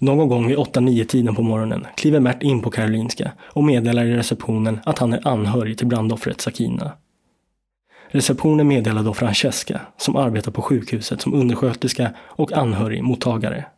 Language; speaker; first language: Swedish; native; Swedish